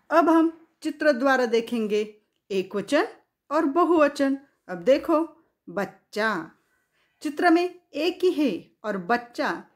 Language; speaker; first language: Hindi; non-native, local second language; Marathi